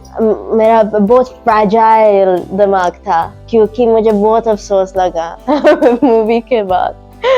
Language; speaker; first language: Hindi; early bilingual, heritage; English